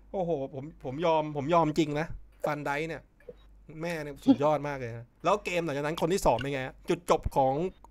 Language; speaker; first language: Thai; native; Thai